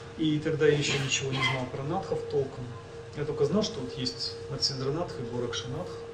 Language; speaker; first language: Russian; native; Russian